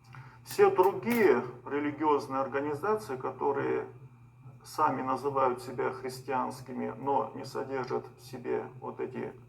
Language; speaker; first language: Russian; native; Russian